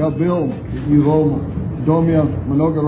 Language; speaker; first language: Russian; non-native, learner; English